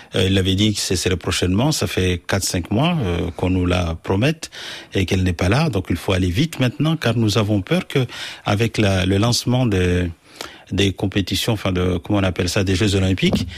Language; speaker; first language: French; non-native, local second language; Comorian